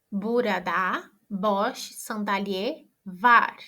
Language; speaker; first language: Turkish; non-native, fluent; Portuguese